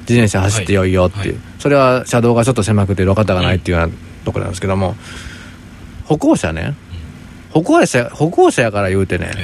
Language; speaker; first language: Japanese; native; Japanese